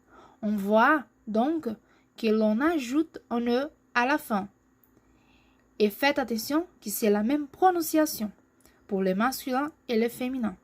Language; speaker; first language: French; non-native, fluent; Portuguese